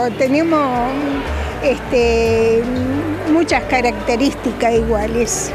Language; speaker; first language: Spanish; non-native, fluent; Italian